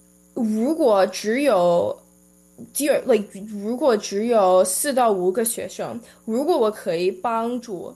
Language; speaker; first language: Chinese; early bilingual, heritage; Chinese